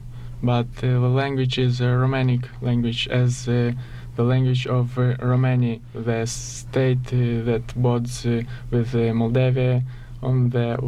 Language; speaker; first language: English; non-native, learner; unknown